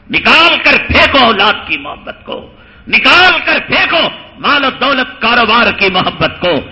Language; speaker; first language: Urdu; native; Urdu